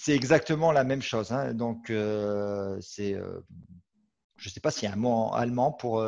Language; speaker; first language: French; native; French